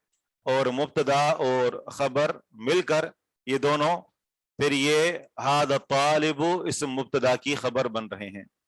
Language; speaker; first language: Urdu; native; Urdu